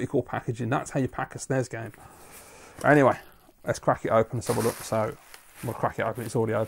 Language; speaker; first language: English; native; English